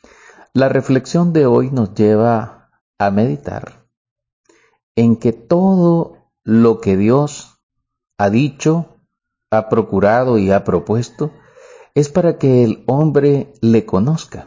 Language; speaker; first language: Spanish; native; Spanish